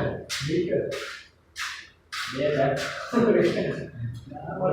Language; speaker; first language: Hindi; non-native, learner; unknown